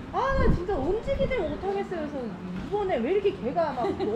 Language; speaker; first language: Korean; native; Korean